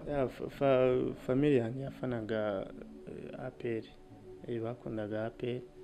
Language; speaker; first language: Kinyarwanda; native; Kinyarwanda